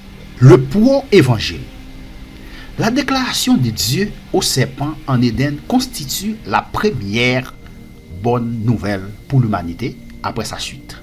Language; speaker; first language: French; non-native, local second language; Haitian Creole